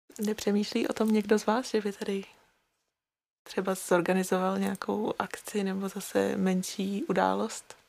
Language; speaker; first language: Czech; native; Czech